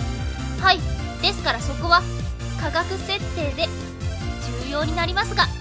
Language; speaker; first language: Japanese; native; Japanese